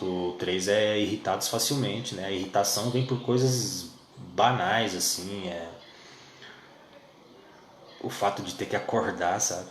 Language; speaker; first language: Portuguese; native; Portuguese